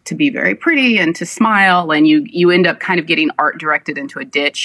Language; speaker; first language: English; native; English